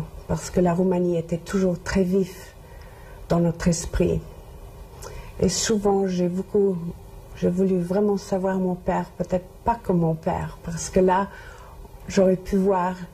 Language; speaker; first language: French; non-native, local second language; English